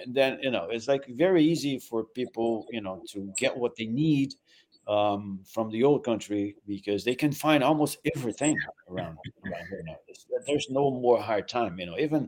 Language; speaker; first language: English; non-native, fluent; Portuguese